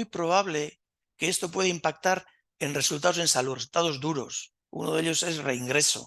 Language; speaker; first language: Spanish; native; Spanish